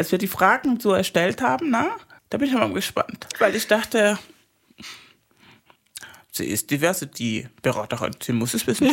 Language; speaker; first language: German; non-native, fluent; Spanish